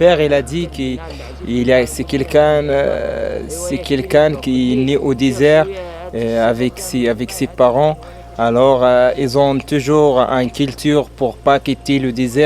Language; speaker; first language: French; non-native, learner; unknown